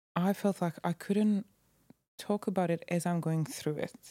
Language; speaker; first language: English; non-native, fluent; Croatian